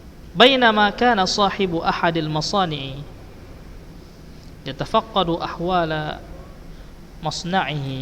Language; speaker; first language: Arabic; non-native, fluent; Indonesian